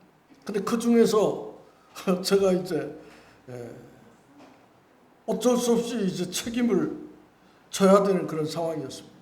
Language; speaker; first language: Korean; native; Korean